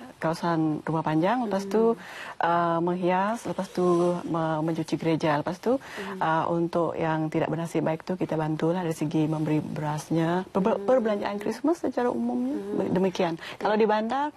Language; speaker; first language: Malay; native; Malay